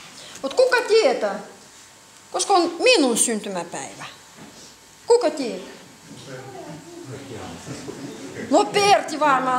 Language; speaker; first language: Finnish; non-native, learner; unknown